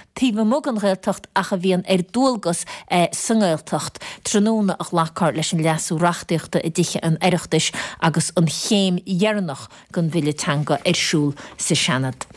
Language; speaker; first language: Irish; native; Irish